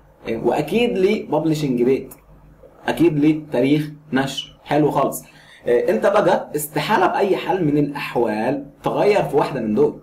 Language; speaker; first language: Arabic; native; Arabic